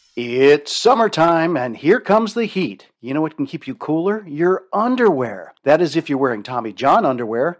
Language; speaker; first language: English; native; English